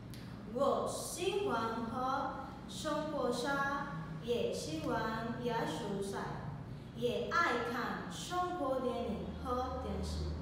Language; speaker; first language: Chinese; non-native, learner; Spanish